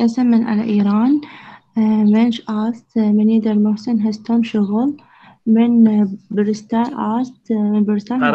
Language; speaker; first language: Persian; non-native, learner; Arabic